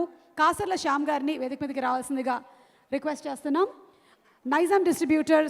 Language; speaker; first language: Telugu; native; Telugu